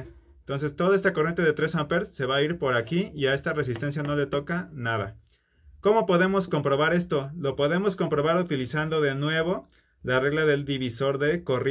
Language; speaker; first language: Spanish; native; Spanish